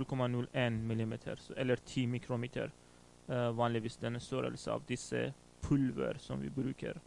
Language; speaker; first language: Swedish; non-native, fluent; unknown